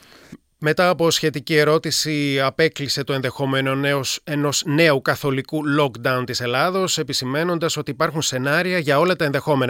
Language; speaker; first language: Greek; native; Greek